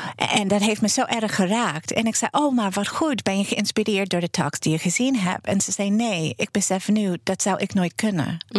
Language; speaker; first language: Dutch; non-native, fluent; English